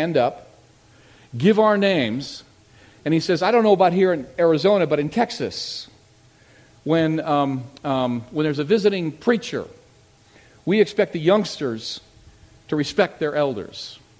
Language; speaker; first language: English; native; English